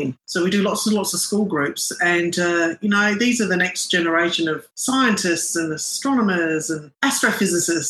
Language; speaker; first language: English; non-native, local second language; Arabic